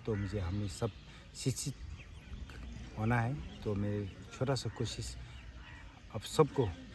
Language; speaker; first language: Hindi; non-native, local second language; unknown